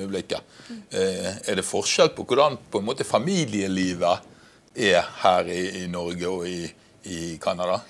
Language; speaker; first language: Norwegian; native; Norwegian